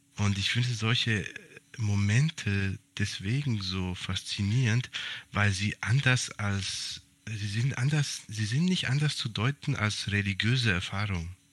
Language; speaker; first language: German; early bilingual, other home language; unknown